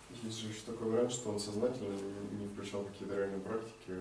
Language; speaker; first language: Russian; native; Russian